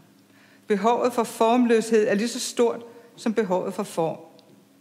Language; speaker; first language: Danish; native; Danish